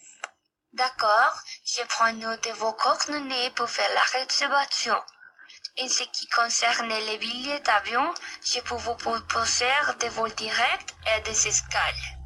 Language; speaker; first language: French; non-native, learner; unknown